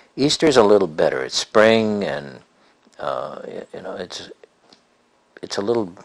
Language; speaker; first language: English; native; English